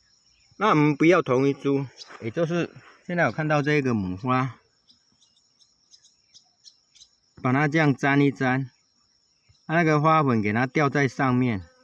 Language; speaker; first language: Chinese; non-native, local second language; Min Nan Chinese